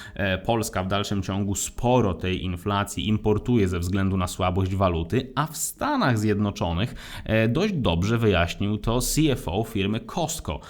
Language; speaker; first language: Polish; native; Polish